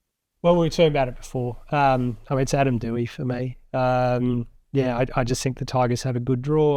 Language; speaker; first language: English; native; English